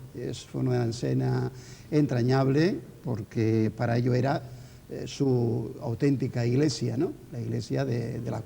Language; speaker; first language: Spanish; native; Spanish